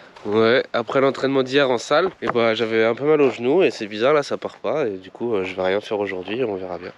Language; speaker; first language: French; native; French